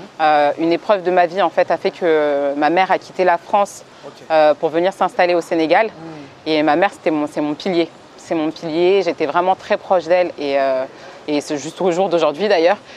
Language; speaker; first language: French; native; French